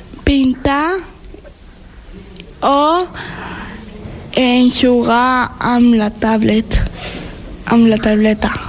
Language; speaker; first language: Catalan; non-native, learner; Spanish